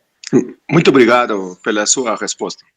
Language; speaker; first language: Portuguese; non-native, fluent; Spanish